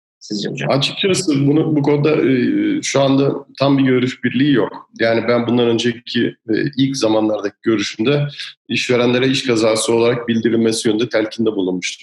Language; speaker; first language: Turkish; native; Turkish